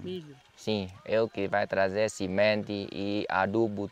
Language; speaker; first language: Portuguese; non-native, learner; Vietnamese